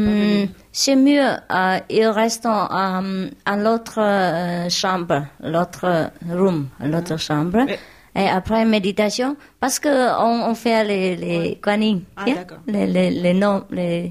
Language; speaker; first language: French; non-native, learner; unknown